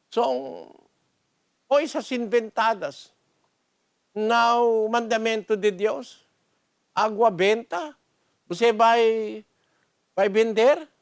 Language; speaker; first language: Portuguese; non-native, learner; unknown